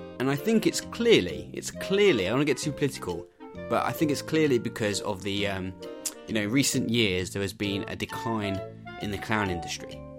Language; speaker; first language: English; native; English